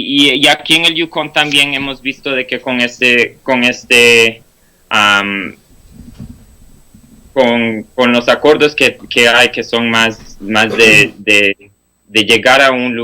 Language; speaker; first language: Spanish; non-native, fluent; English